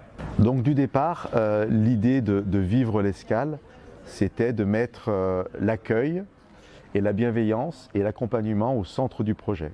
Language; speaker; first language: French; native; French